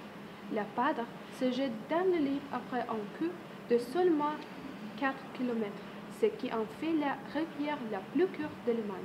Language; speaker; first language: French; non-native, learner; German